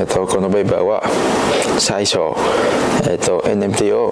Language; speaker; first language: Japanese; non-native, learner; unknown